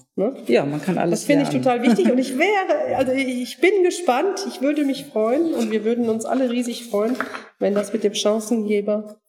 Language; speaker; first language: German; non-native, fluent; Turkish